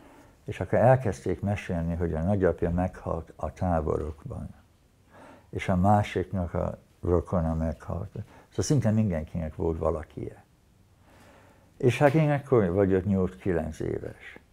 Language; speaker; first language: Hungarian; early bilingual, heritage; Hungarian